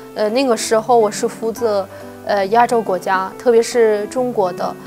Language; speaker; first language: Chinese; non-native, fluent; Arabic